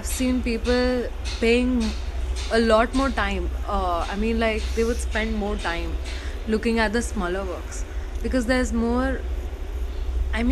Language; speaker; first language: English; non-native, local second language; Gujarati